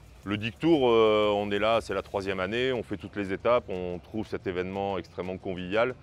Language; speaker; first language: French; native; French